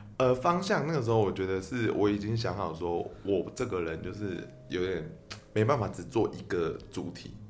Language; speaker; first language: Chinese; native; Chinese